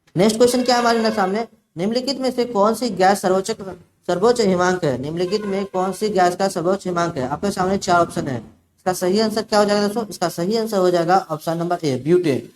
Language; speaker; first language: Hindi; native; Hindi